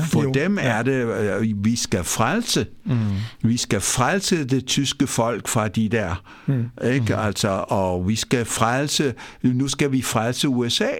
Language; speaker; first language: Danish; early bilingual, other home language; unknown